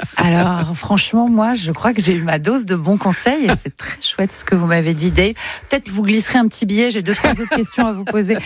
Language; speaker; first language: French; native; French